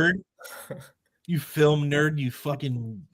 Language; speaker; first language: English; native; English